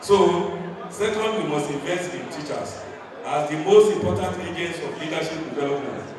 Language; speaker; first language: English; non-native, local second language; Yoruba